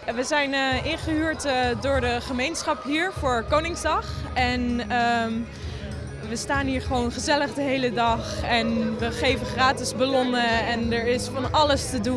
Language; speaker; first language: Dutch; native; Dutch